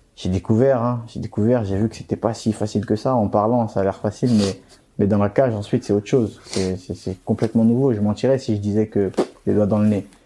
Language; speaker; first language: French; early bilingual, other home language; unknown